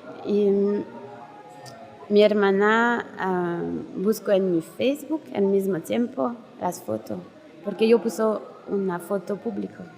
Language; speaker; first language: Spanish; non-native, learner; French